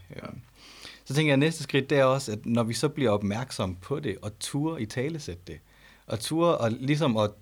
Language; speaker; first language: Danish; native; Danish